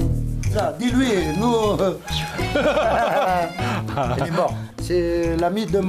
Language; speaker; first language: French; non-native, local second language; Arabic